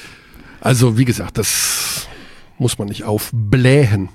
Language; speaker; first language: German; native; German